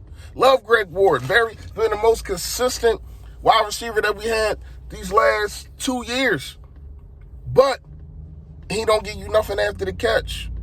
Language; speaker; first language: English; native; English